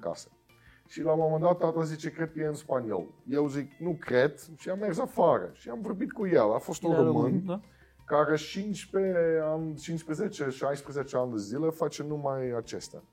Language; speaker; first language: Romanian; non-native, learner; Dutch